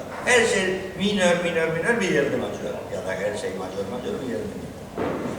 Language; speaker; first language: Turkish; non-native, learner; Spanish